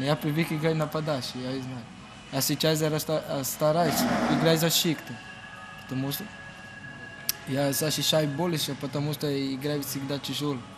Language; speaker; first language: Russian; non-native, learner; Portuguese